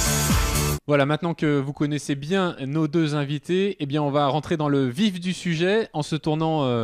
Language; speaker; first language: French; native; French